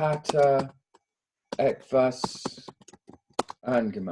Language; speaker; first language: German; non-native, fluent; English